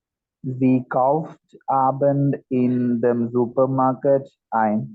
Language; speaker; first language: German; non-native, learner; Malayalam